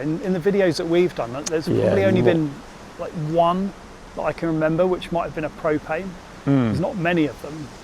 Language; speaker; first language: English; native; English